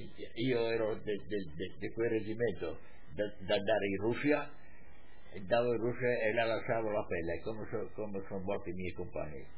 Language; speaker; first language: Italian; non-native, local second language; Friulian